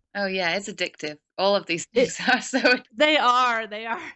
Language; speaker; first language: English; native; English